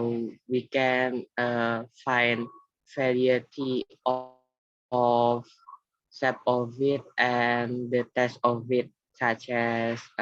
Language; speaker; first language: English; non-native, learner; Indonesian